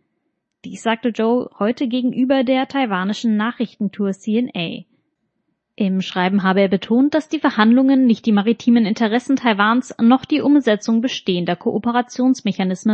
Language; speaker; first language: German; native; German